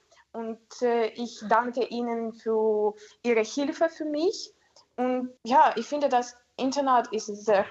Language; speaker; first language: German; non-native, learner; Ukrainian